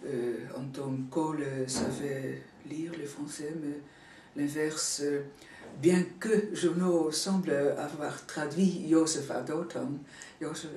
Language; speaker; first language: French; non-native, fluent; Dutch